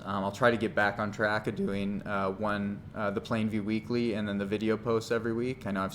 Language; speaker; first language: English; native; English